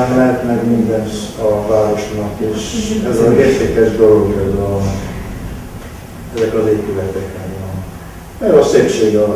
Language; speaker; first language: Hungarian; non-native, local second language; Romanian